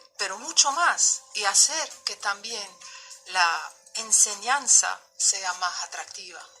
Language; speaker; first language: Spanish; non-native, fluent; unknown